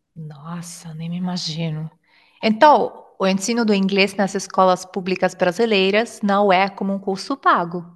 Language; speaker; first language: Portuguese; non-native, fluent; Italian